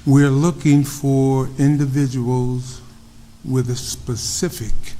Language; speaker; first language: English; native; English